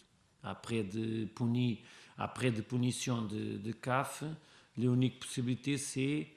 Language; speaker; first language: French; non-native, learner; Portuguese